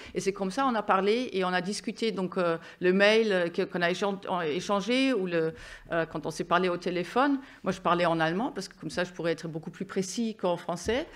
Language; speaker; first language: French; non-native, fluent; German